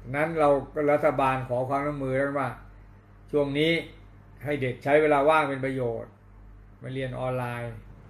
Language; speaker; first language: Thai; native; Thai